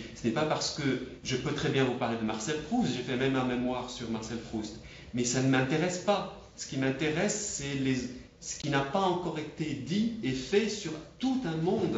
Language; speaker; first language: French; non-native, local second language; Arabic